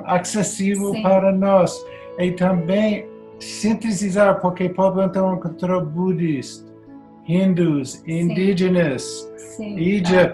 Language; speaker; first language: Portuguese; non-native, learner; English